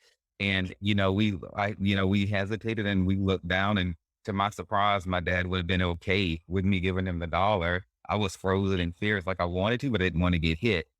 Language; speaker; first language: English; native; English